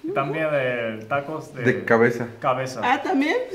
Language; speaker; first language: Spanish; non-native, fluent; Japanese